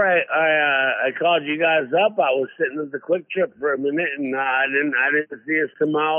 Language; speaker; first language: English; native; English